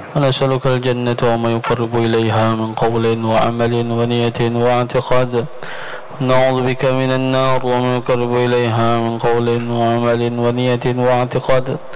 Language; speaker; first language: Arabic; non-native, fluent; Indonesian